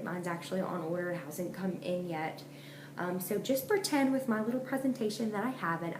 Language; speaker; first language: English; native; English